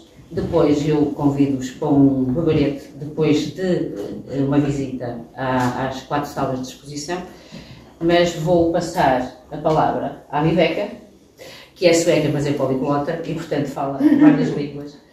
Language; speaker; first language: Portuguese; native; Portuguese